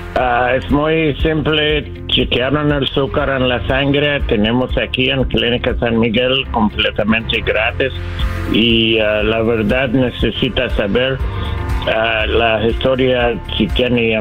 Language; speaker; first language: Spanish; non-native, learner; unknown